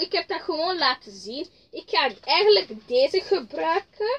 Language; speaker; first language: Dutch; early bilingual, other home language; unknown